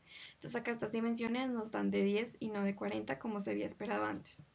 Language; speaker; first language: Spanish; native; Spanish